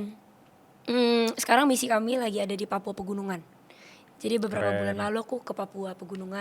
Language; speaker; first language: Indonesian; native; Indonesian